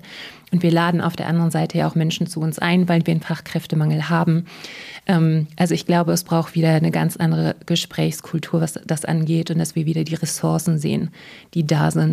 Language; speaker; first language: German; native; German